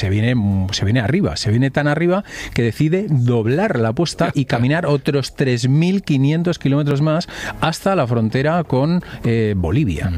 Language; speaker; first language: Spanish; native; Spanish